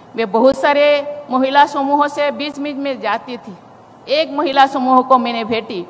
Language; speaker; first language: Hindi; non-native, local second language; Santali